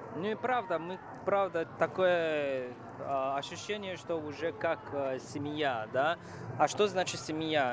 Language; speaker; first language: Russian; non-native, fluent; Chinese